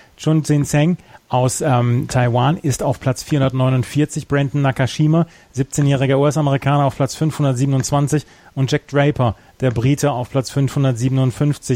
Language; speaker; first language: German; native; German